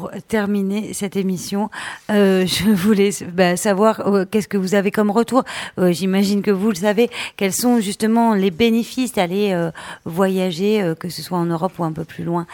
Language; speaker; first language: French; native; French